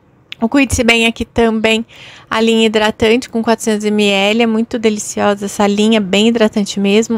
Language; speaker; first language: Portuguese; native; Portuguese